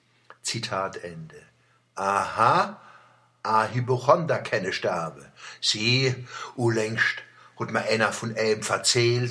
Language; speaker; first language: German; native; German